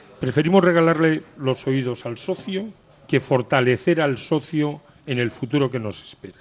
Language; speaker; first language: Spanish; native; Spanish